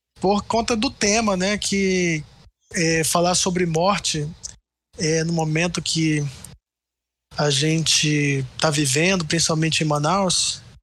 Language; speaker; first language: Portuguese; native; Portuguese